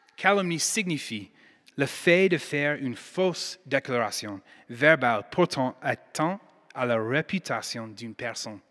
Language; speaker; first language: French; non-native, fluent; English